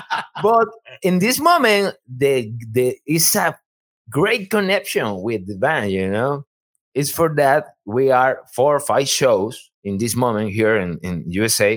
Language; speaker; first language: English; non-native, learner; Spanish